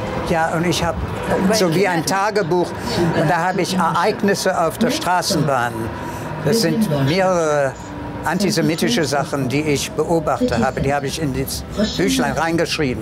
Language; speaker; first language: German; early bilingual, heritage; German